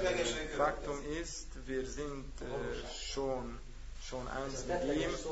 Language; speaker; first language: German; non-native, learner; Hungarian